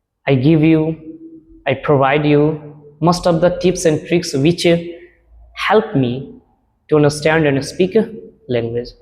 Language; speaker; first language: English; non-native, learner; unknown